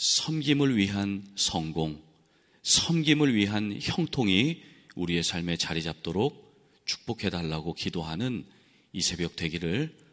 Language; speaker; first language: Korean; native; Korean